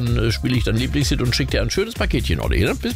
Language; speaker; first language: German; native; German